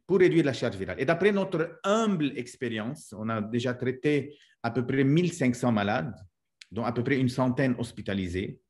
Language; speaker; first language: French; non-native, local second language; Arabic